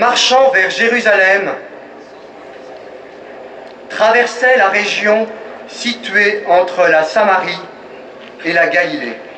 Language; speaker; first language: French; native; French